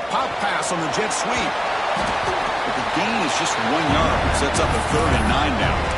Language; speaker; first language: English; native; English